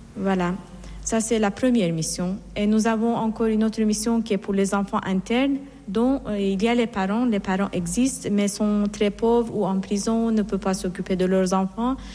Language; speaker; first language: French; non-native, fluent; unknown